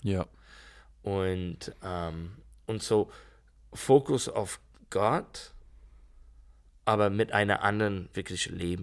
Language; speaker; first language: German; non-native, learner; English